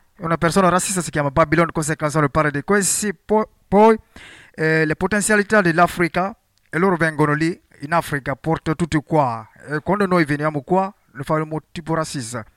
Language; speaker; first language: Italian; non-native, learner; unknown